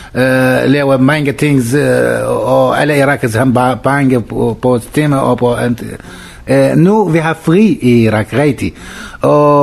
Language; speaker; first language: Danish; non-native, learner; Arabic